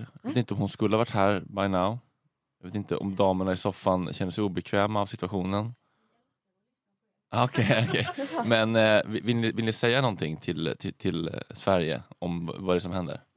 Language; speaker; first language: Swedish; native; Swedish